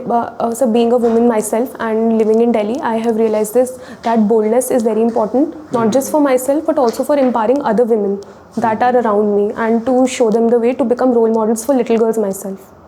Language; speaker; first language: English; non-native, local second language; Hindi